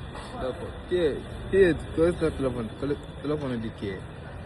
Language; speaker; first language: Italian; non-native, fluent; Bangla